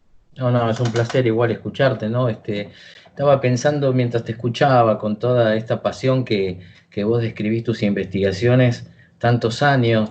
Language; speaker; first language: Spanish; native; Spanish